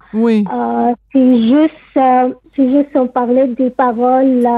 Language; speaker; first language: French; non-native, learner; Arabic